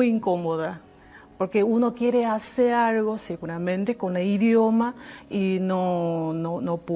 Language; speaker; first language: Spanish; non-native, learner; Chinese